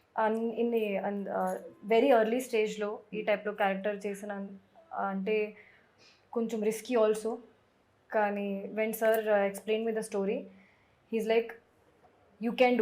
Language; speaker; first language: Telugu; non-native, fluent; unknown